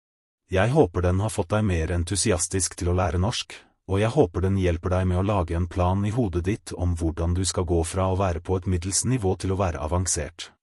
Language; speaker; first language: Norwegian; non-native, fluent; Russian